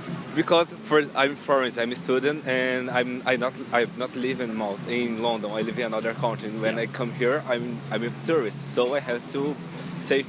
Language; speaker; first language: English; non-native, learner; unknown